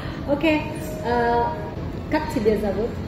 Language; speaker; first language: Russian; non-native, fluent; Indonesian